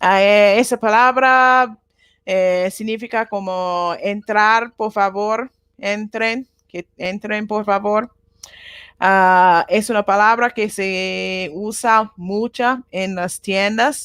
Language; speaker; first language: Spanish; non-native, learner; Japanese